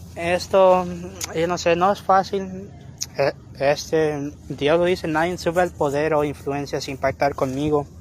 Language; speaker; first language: Spanish; early bilingual, heritage; Spanish